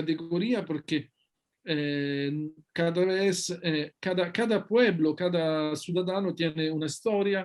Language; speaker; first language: Spanish; non-native, fluent; Italian